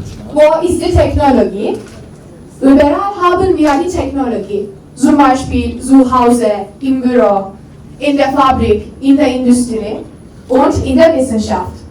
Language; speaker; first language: German; non-native, learner; Turkish